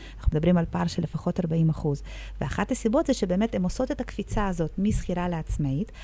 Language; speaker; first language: Hebrew; early bilingual, other home language; Russian